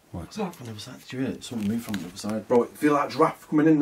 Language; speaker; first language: English; native; English